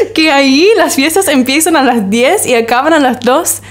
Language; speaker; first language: Spanish; non-native, fluent; English